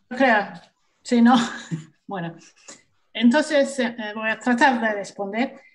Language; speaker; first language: Spanish; non-native, fluent; Swedish